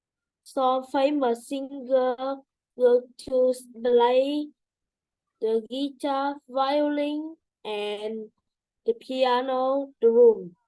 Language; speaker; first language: English; non-native, learner; Vietnamese